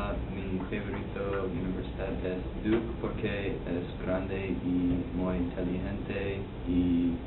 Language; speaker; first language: Spanish; non-native, learner; English